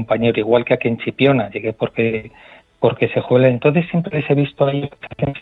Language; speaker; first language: Spanish; native; Spanish